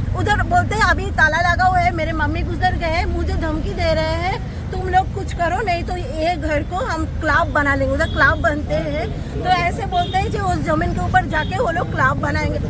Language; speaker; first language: Hindi; non-native, local second language; Bangla